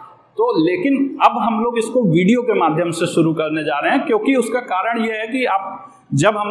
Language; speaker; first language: Hindi; native; Hindi